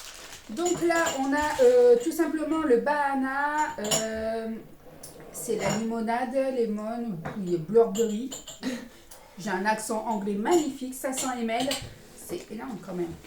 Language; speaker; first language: French; native; French